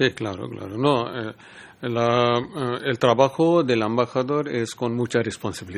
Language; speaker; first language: Spanish; non-native, learner; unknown